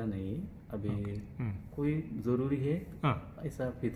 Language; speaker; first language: Hindi; non-native, local second language; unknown